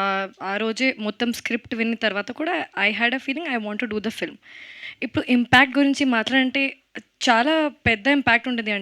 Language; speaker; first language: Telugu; non-native, fluent; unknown